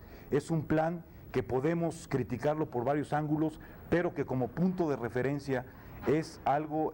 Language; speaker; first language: Spanish; native; Spanish